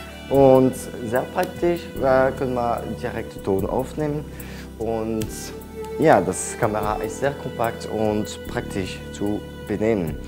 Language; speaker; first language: German; non-native, fluent; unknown